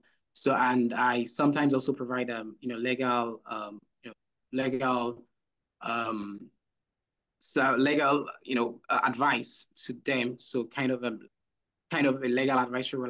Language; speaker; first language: English; non-native, local second language; Yoruba